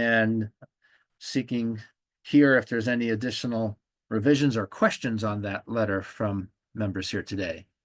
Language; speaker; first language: English; native; English